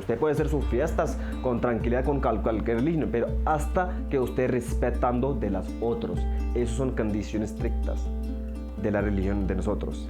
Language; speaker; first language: Spanish; non-native, learner; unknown